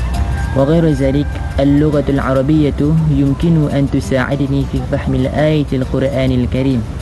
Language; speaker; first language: Arabic; non-native, learner; Malay